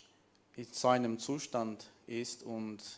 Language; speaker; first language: German; non-native, fluent; Armenian